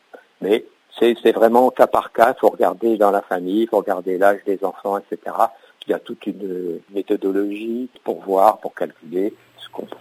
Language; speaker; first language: French; native; French